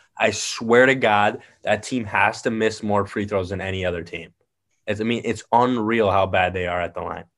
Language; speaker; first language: English; native; English